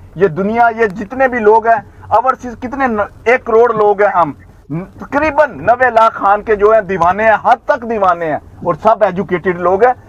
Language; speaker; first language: Urdu; non-native, local second language; Punjabi